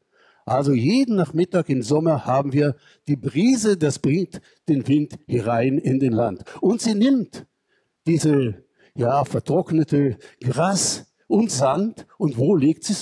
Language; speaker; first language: German; non-native, fluent; Hebrew